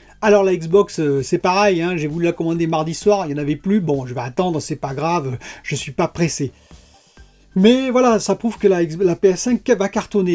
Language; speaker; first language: French; native; French